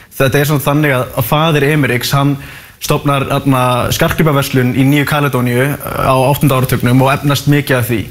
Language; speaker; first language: Icelandic; native; Icelandic